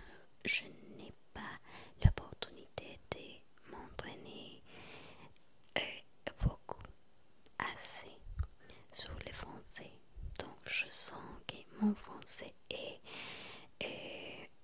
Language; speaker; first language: French; non-native, learner; Spanish